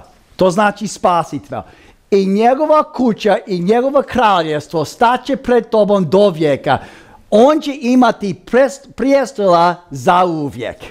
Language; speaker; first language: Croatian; early bilingual, heritage; Croatian